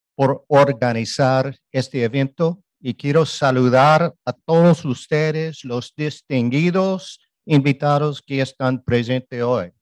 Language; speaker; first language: Spanish; non-native, learner; English